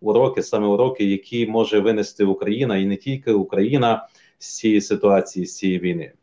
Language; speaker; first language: Ukrainian; native; Ukrainian